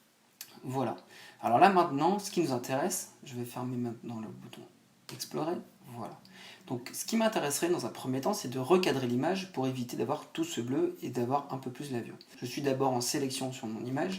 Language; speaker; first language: French; native; French